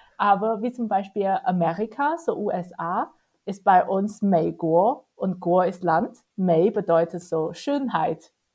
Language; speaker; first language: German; non-native, fluent; Chinese